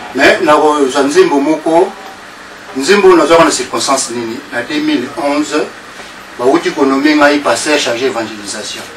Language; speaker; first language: Lingala; non-native, local second language; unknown